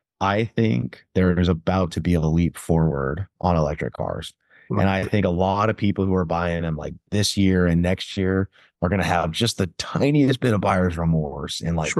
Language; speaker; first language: English; native; English